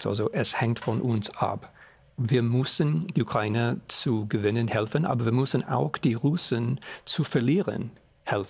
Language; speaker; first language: German; non-native, fluent; English